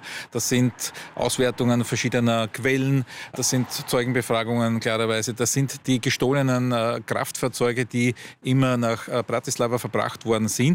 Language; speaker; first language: German; native; German